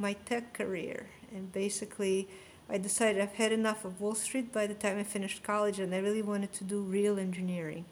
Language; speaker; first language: English; non-native, fluent; Russian